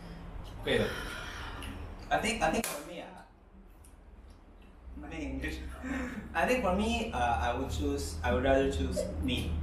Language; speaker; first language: English; non-native, learner; Filipino